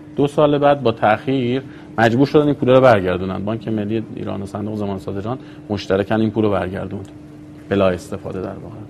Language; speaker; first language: Persian; native; Persian